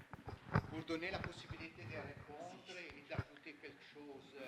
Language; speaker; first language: French; non-native, fluent; Italian